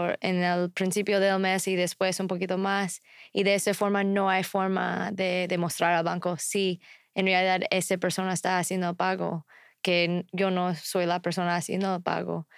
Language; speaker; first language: Spanish; non-native, fluent; English